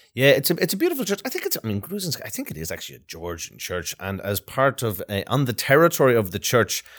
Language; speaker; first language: English; native; English